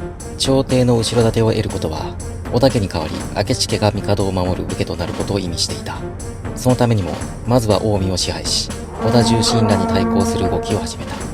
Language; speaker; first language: Japanese; native; Japanese